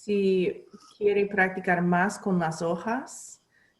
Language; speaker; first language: Spanish; non-native, learner; English